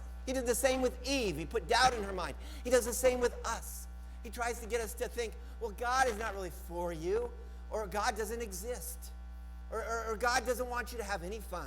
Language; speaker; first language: English; native; English